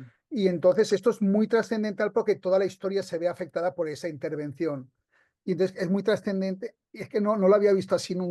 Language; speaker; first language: Spanish; native; Spanish